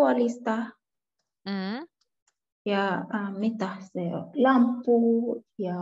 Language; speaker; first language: Finnish; non-native, learner; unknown